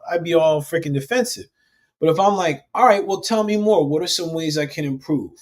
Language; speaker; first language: English; native; English